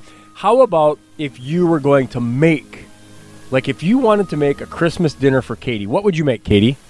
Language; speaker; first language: English; native; English